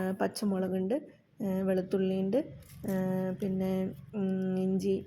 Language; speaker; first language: Malayalam; native; Malayalam